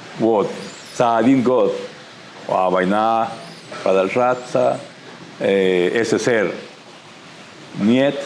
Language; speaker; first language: Russian; non-native, learner; Spanish